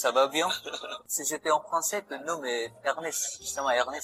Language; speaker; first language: French; non-native, learner; Filipino